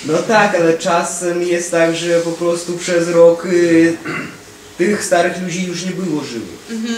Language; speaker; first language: Polish; non-native, fluent; Russian